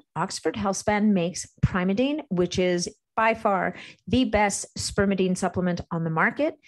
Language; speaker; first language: English; native; English